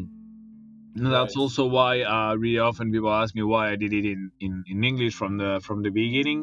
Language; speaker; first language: English; non-native, fluent; French